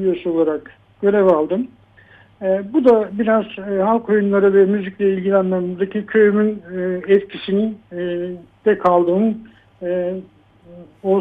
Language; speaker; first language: Turkish; native; Turkish